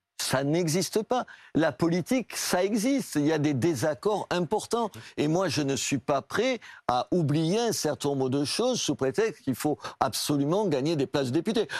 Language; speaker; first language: French; native; French